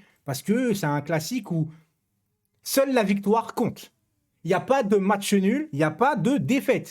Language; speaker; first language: French; native; French